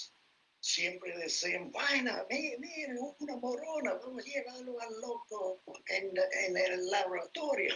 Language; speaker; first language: Spanish; non-native, fluent; English